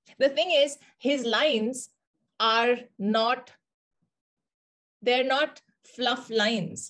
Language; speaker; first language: English; non-native, local second language; Hindi